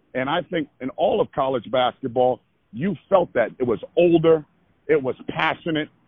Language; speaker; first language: English; native; English